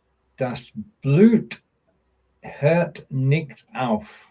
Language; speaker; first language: German; non-native, learner; English